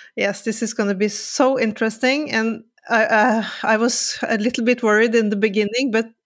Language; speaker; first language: English; non-native, fluent; Norwegian